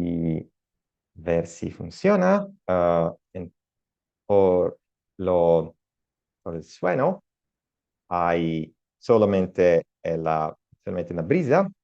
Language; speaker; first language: Spanish; non-native, learner; Italian